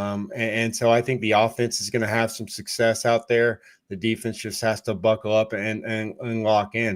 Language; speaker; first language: English; native; English